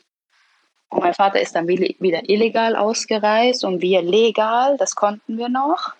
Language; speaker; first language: German; early bilingual, other home language; Persian